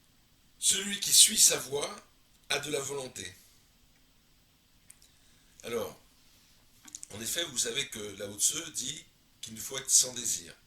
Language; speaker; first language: French; native; French